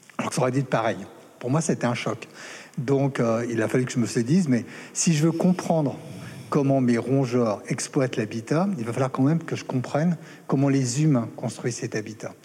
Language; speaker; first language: French; native; French